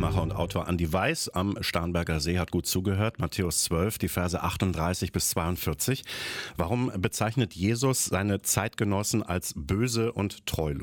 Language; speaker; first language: German; native; German